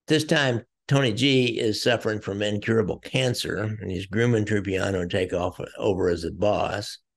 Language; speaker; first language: English; native; English